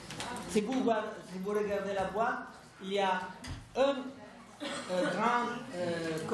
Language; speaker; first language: French; non-native, fluent; Italian